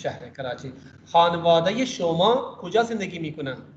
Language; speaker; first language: Persian; non-native, fluent; Urdu